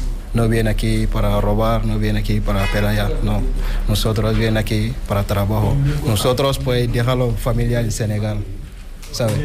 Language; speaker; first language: Spanish; non-native, learner; Wolof